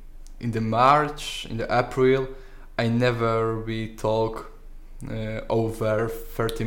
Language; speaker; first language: English; non-native, learner; Polish